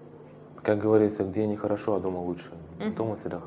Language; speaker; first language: Russian; native; Russian